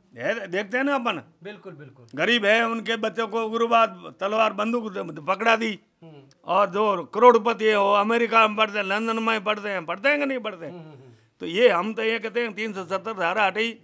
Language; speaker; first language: Hindi; native; Hindi